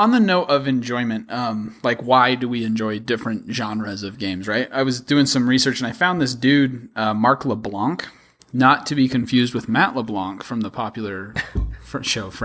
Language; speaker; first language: English; native; English